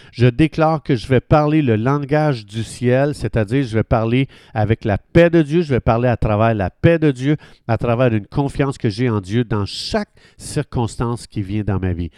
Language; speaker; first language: French; native; French